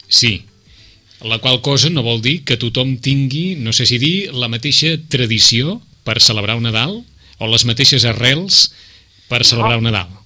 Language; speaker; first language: Catalan; native; Catalan